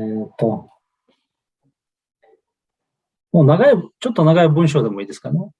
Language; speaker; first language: Japanese; non-native, fluent; Kyrgyz